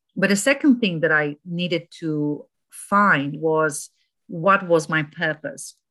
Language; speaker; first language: English; non-native, fluent; Romanian